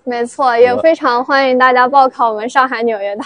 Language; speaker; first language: Chinese; native; Chinese